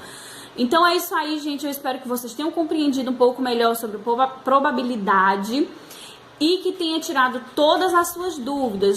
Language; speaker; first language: Portuguese; native; Portuguese